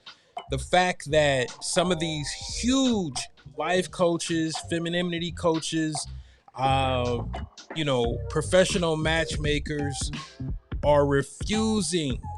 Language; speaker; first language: English; native; English